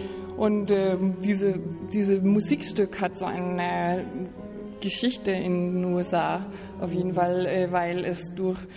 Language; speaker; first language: German; non-native, fluent; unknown